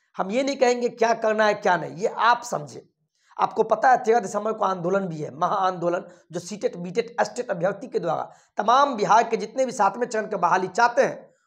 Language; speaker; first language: Hindi; native; Hindi